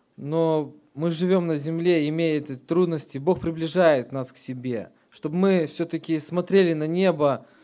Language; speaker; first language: Russian; native; Russian